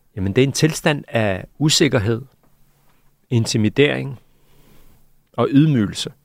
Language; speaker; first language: Danish; early bilingual, other home language; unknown